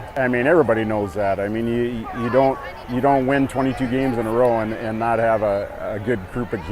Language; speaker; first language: English; native; English